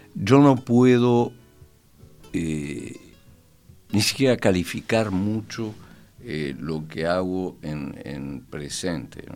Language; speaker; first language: Spanish; native; Spanish